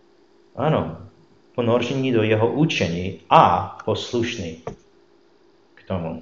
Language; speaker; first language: Czech; non-native, fluent; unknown